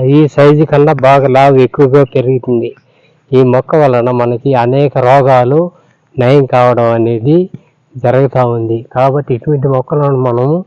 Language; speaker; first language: Telugu; non-native, local second language; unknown